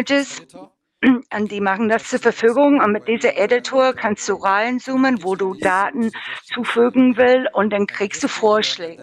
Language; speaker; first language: German; non-native, learner; English